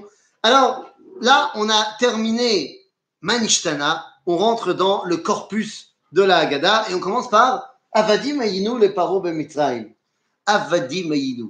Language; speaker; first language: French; native; French